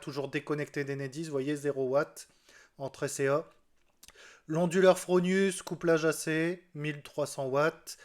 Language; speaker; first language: French; native; French